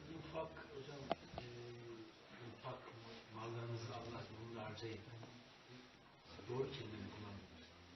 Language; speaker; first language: Turkish; native; Turkish